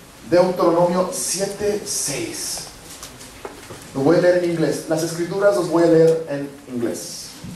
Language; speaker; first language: Spanish; early bilingual, heritage; Spanish